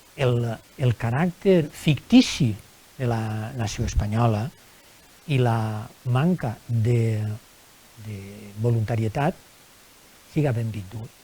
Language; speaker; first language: Catalan; native; Catalan